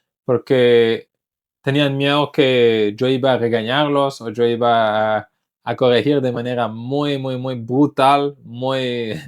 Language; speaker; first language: Spanish; non-native, fluent; English